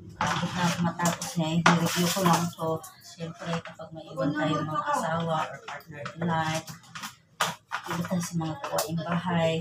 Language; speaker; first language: Filipino; non-native, local second language; Cebuano